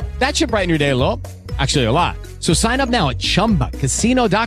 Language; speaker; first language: English; native; English